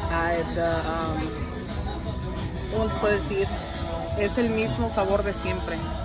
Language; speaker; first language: Spanish; early bilingual, heritage; Spanish